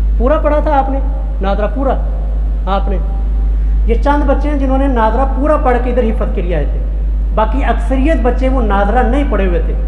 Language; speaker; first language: Urdu; non-native, local second language; Punjabi